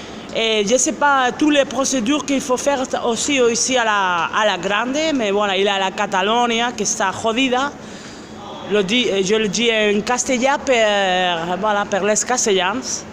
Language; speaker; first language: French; non-native, fluent; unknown